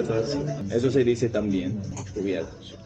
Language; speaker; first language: Spanish; non-native, fluent; English